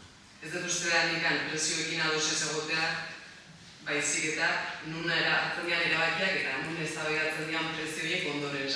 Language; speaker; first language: Basque; native; Basque